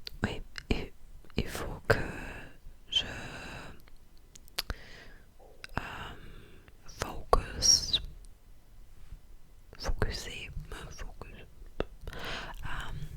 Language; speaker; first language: French; non-native, fluent; English